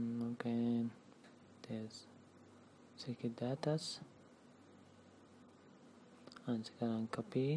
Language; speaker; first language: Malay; non-native, learner; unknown